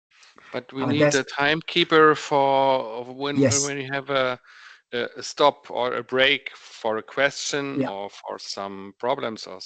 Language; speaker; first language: English; non-native, fluent; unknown